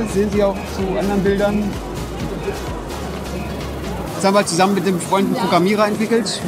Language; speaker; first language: German; native; German